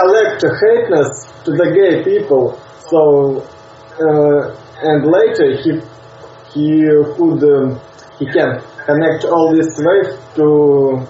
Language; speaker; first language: English; non-native, learner; Russian